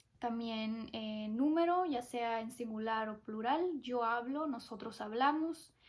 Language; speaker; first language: Spanish; early bilingual, heritage; Spanish